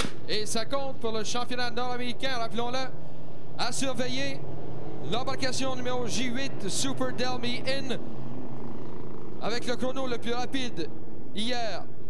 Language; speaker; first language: French; native; French